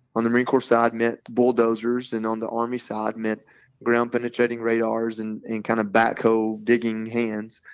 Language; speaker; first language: English; native; English